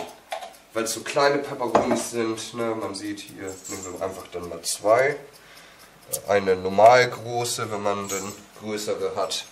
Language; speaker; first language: German; native; German